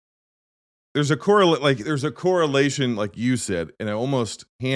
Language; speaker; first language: English; native; English